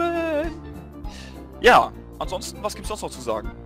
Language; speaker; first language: German; native; German